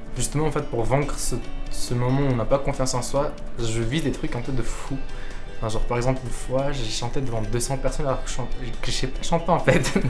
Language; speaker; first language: French; early bilingual, other home language; Armenian